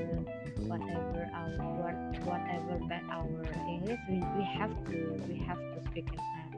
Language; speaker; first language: English; non-native, learner; Indonesian